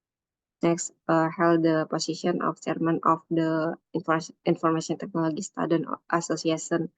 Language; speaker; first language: English; non-native, learner; Indonesian